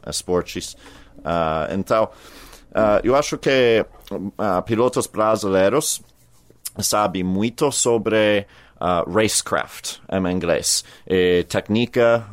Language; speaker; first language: Portuguese; non-native, learner; English